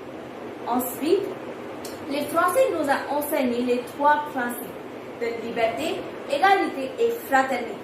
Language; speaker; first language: French; non-native, learner; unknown